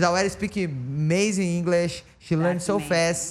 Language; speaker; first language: English; non-native, learner; Portuguese